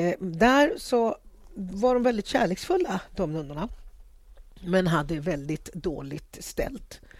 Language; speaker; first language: Swedish; early bilingual, other home language; Spanish